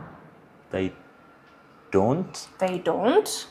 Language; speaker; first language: English; non-native, learner; Amharic